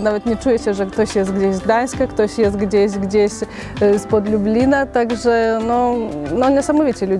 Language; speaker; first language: Polish; early bilingual, heritage; Polish